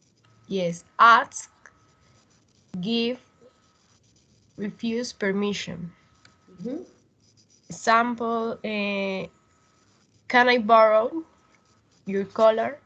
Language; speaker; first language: English; non-native, learner; Spanish